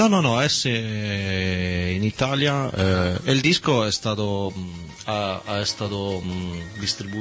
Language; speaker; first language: Spanish; non-native, learner; Italian